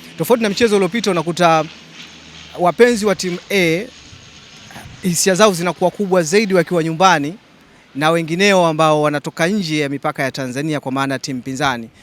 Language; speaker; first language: Swahili; native; Swahili